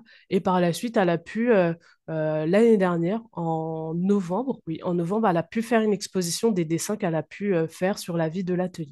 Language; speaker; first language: French; native; French